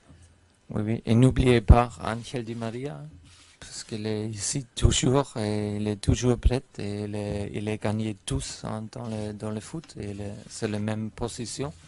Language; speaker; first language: French; non-native, fluent; German